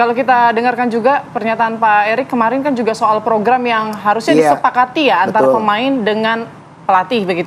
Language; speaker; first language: Indonesian; native; Indonesian